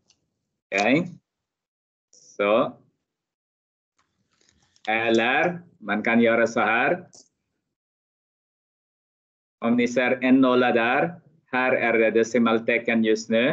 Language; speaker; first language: Swedish; non-native, fluent; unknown